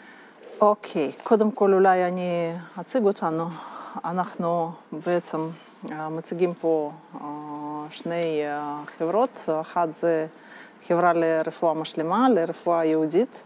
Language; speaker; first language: Hebrew; non-native, fluent; Russian